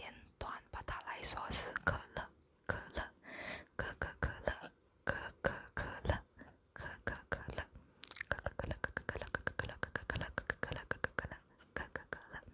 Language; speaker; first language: Chinese; non-native, local second language; English